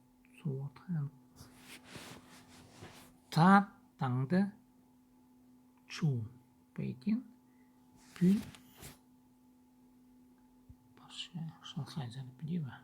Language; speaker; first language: Chinese; non-native, learner; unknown